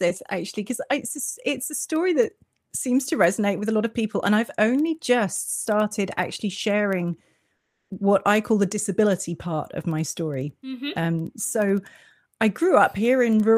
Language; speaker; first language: English; native; English